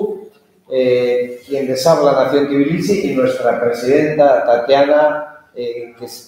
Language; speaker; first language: Spanish; early bilingual, heritage; Spanish